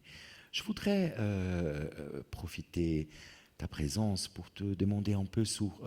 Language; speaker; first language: French; non-native, fluent; Portuguese